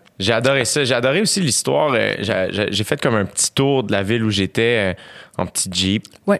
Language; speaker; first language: French; native; French